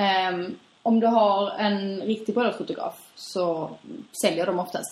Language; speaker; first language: Swedish; native; Swedish